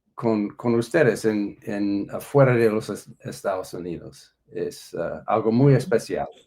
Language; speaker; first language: Spanish; non-native, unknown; English